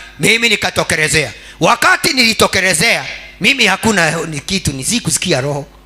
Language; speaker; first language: Swahili; non-native, local second language; Kikuyu